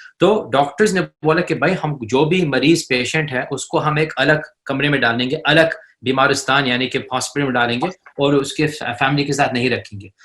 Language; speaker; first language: Urdu; early bilingual, heritage; Urdu